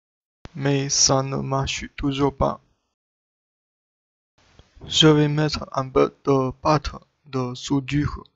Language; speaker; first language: French; non-native, learner; Chinese